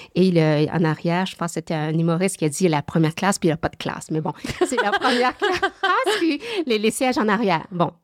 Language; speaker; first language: French; early bilingual, other home language; Vietnamese